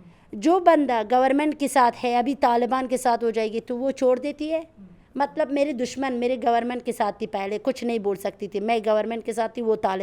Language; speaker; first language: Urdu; non-native, learner; Persian